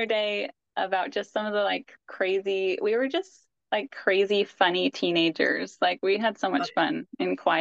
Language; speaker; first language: English; native; English